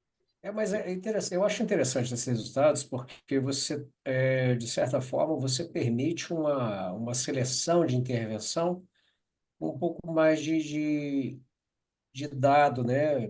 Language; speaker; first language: Portuguese; native; Portuguese